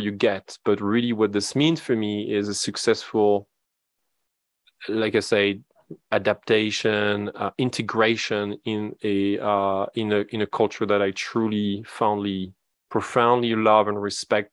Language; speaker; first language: English; non-native, fluent; French